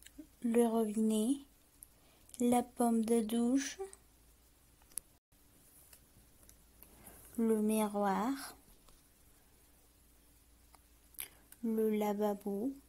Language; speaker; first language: French; non-native, learner; Spanish